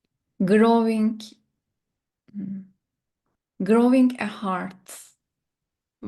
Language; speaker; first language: English; non-native, learner; Turkish